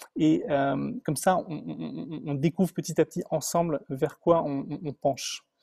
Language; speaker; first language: French; native; French